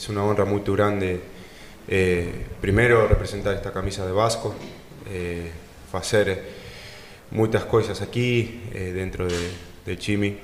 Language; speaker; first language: Portuguese; non-native, learner; Spanish